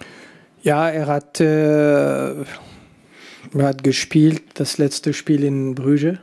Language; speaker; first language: German; non-native, local second language; French